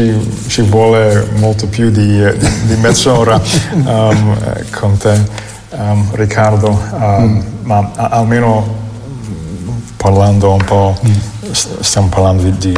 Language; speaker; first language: Italian; non-native, fluent; English